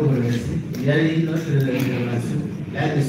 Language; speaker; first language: French; non-native, local second language; Lingala